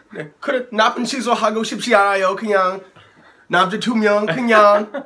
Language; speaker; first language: Korean; non-native, fluent; English